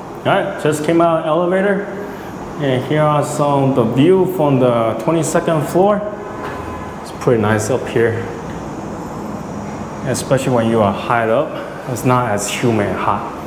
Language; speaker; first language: English; non-native, fluent; Chinese